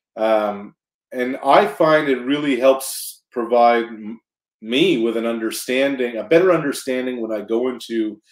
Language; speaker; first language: English; native; English